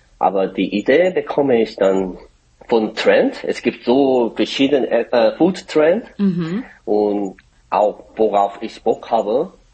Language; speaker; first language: German; non-native, fluent; Korean